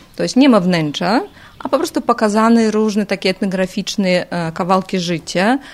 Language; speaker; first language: Polish; non-native, fluent; Russian